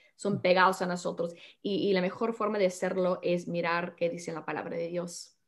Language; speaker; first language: Spanish; non-native, fluent; English